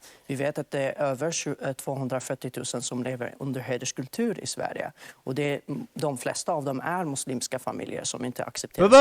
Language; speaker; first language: Swedish; non-native, fluent; Arabic